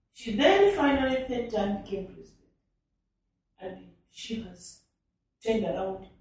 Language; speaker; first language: English; non-native, local second language; Nyanja